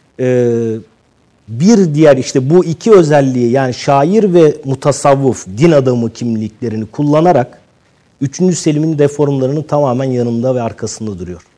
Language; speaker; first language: Turkish; native; Turkish